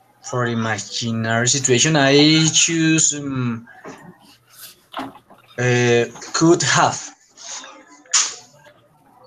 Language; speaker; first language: English; non-native, learner; Spanish